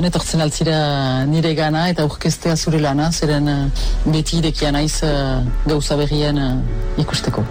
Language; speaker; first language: Basque; native; Basque